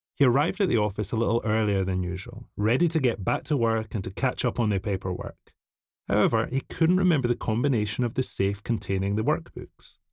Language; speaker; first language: English; native; English